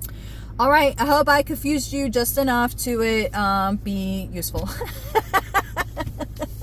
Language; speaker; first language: English; native; English